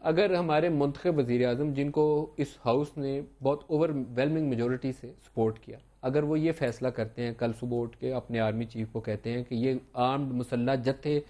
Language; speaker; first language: Urdu; native; Urdu